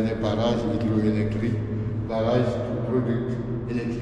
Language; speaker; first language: English; non-native, learner; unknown